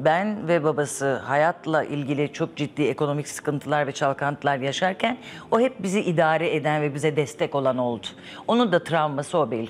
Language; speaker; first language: Turkish; native; Turkish